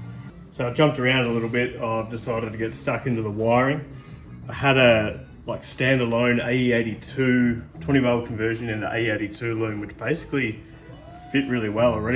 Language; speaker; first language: English; native; English